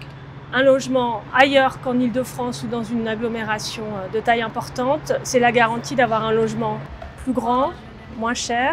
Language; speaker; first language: French; native; French